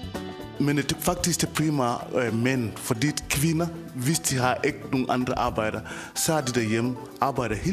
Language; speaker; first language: Danish; non-native, fluent; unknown